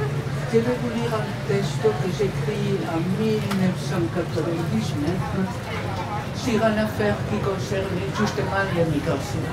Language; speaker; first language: French; non-native, fluent; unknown